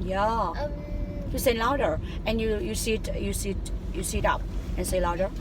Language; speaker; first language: English; non-native, learner; Vietnamese